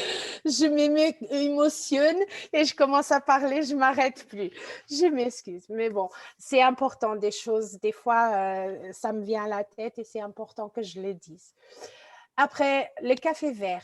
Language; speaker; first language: French; non-native, fluent; Portuguese